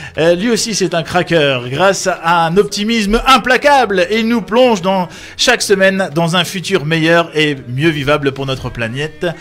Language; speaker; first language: French; native; French